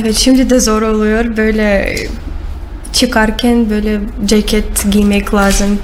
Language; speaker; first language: Turkish; non-native, learner; Russian